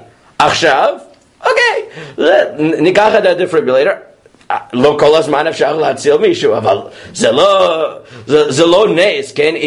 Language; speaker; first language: Hebrew; non-native, fluent; English